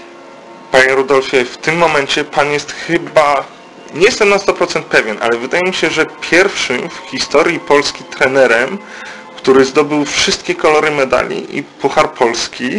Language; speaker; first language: Polish; native; Polish